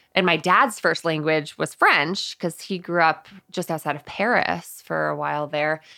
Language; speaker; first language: English; early bilingual, other home language; Spanish